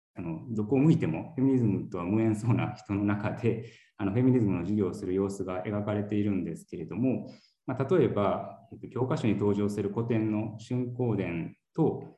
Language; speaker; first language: Japanese; native; Japanese